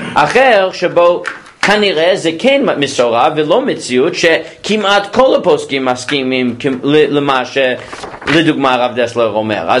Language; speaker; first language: Hebrew; non-native, fluent; English